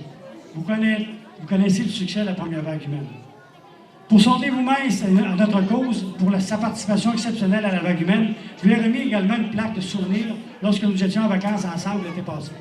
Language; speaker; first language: French; native; French